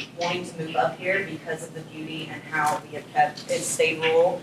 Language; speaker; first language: English; native; English